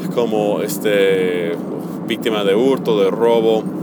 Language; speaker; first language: Spanish; non-native, fluent; English